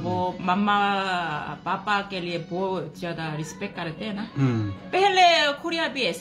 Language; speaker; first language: Hindi; non-native, learner; Korean